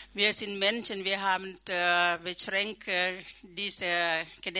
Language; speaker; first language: German; non-native, learner; Thai